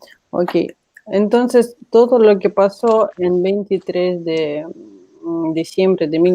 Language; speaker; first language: Spanish; non-native, fluent; Russian